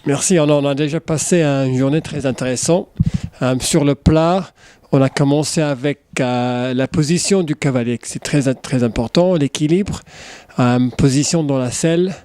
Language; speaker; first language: French; non-native, fluent; English